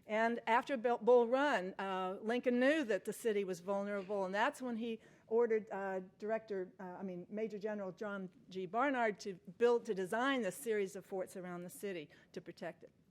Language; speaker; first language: English; native; English